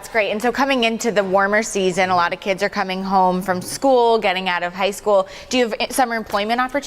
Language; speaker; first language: English; native; English